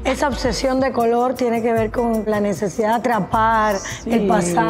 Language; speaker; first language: Spanish; native; Spanish